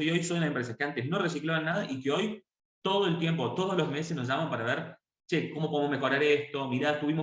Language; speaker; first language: Spanish; native; Spanish